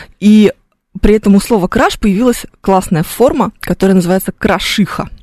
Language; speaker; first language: Russian; native; Russian